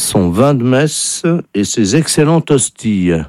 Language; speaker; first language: French; native; French